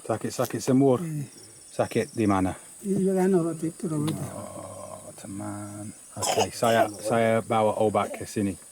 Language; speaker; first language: Indonesian; non-native, learner; English